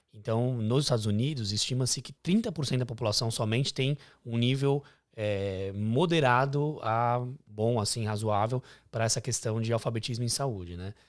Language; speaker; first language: Portuguese; native; Portuguese